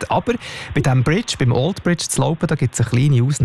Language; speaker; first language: German; native; German